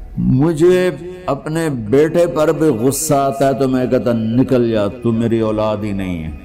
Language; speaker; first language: Urdu; non-native, local second language; Punjabi